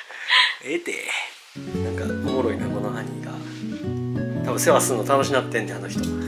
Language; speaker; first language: Japanese; native; Japanese